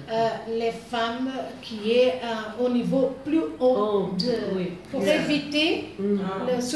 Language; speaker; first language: French; non-native, fluent; Portuguese